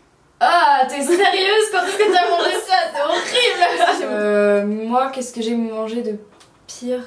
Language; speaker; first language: French; native; French